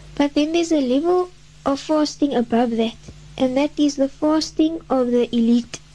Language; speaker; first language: English; native; English